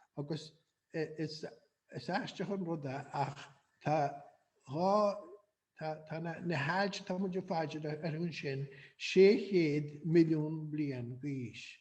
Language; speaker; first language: Irish; native; Irish